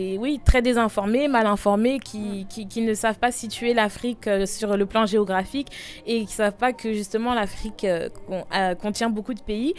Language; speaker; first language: French; native; French